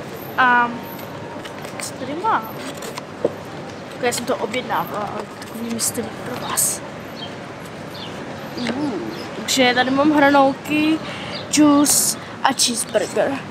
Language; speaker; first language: Czech; early bilingual, heritage; Czech